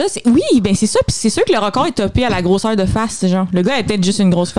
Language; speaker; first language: French; native; French